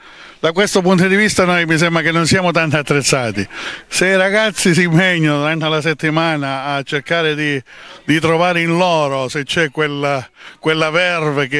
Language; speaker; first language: Italian; native; Italian